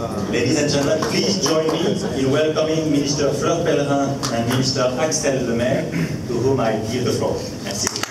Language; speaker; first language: English; non-native, fluent; French